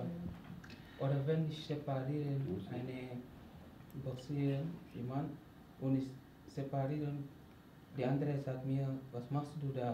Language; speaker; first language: German; non-native, learner; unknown